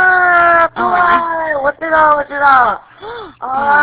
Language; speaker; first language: Chinese; non-native, learner; Korean